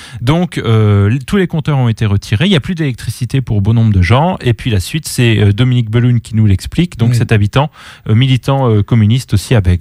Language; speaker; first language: French; native; French